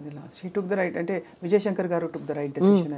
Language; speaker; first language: Telugu; native; Telugu